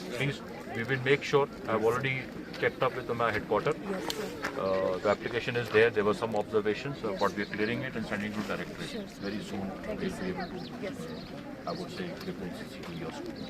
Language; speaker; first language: English; non-native, local second language; Hindi